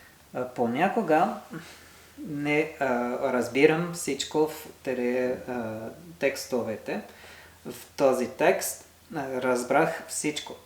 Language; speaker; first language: Bulgarian; non-native, learner; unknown